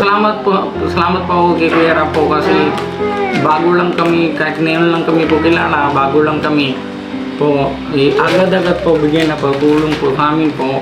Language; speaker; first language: Filipino; non-native, learner; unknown